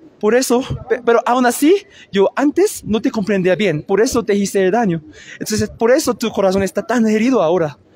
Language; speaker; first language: Spanish; non-native, learner; Korean